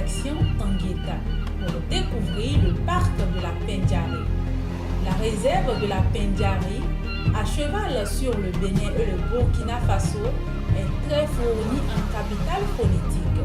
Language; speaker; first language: French; native; French